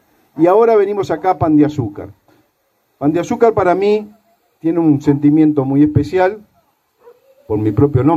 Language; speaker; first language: Spanish; native; Spanish